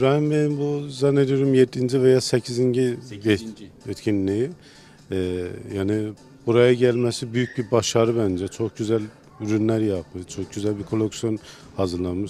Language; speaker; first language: Turkish; non-native, fluent; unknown